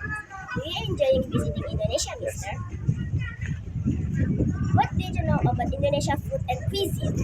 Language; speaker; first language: English; non-native, learner; Indonesian